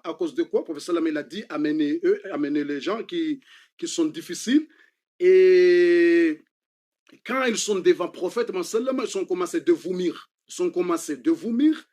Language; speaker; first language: French; non-native, learner; Comorian